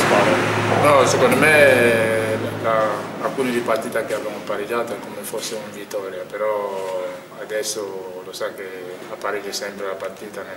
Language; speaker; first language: Italian; non-native, learner; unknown